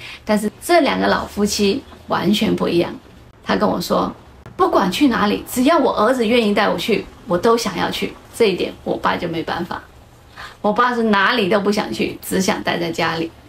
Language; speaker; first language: Chinese; native; Chinese